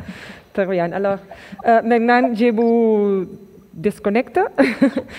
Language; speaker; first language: French; non-native, fluent; Catalan